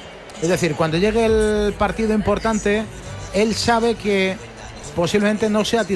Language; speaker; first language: Spanish; native; Spanish